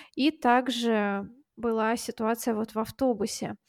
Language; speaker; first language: Russian; native; Russian